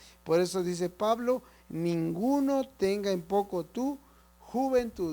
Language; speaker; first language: Spanish; native; Spanish